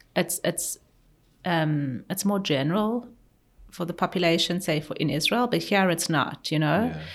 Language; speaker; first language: English; native; English